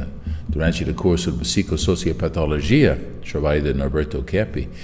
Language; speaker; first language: Portuguese; non-native, fluent; English